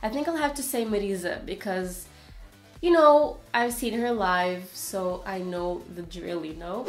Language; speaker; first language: English; non-native, fluent; Portuguese